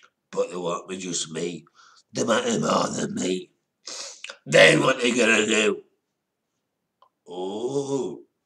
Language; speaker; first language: English; native; English